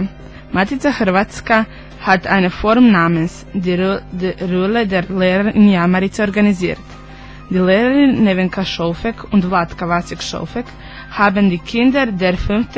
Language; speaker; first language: German; non-native, learner; Croatian